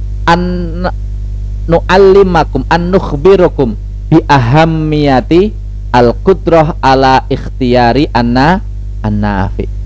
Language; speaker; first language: Arabic; non-native, fluent; Indonesian